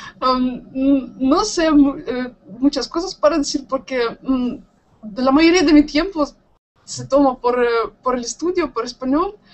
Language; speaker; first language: Spanish; non-native, learner; Russian